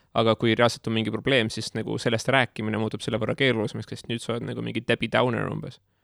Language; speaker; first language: Estonian; native; Estonian